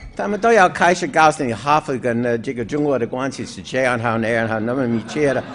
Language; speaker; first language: Chinese; non-native, learner; English